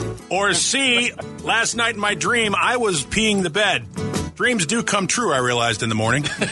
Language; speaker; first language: English; native; English